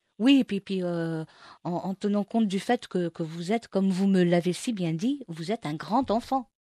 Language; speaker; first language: French; non-native, local second language; Arabic